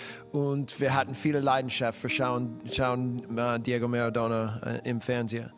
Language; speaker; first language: German; non-native, learner; English